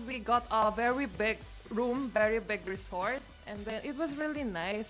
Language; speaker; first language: English; early bilingual, other home language; Korean